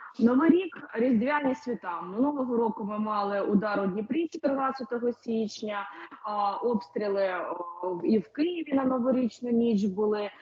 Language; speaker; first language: Ukrainian; native; Ukrainian